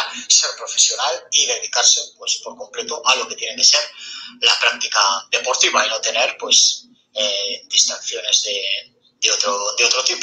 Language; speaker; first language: Spanish; native; Spanish